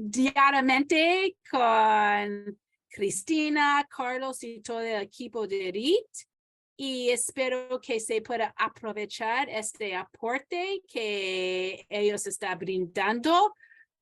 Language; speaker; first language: Spanish; non-native, fluent; English